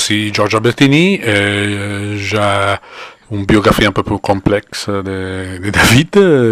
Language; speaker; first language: French; non-native, fluent; Italian